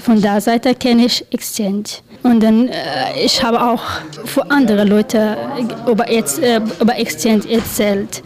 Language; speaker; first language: German; non-native, learner; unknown